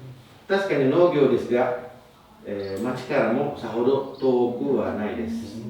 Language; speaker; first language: Japanese; non-native, fluent; Indonesian